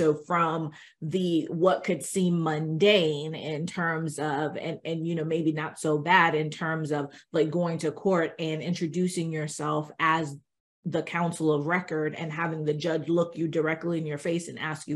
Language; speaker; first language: English; native; English